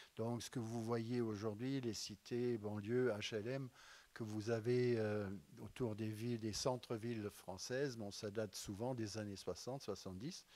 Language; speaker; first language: French; non-native, fluent; German